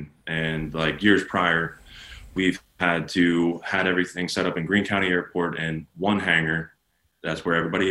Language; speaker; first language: English; native; English